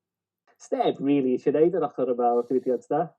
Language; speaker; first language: Welsh; native; Welsh